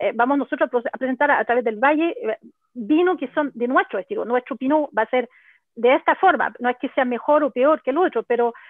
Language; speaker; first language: Spanish; non-native, fluent; French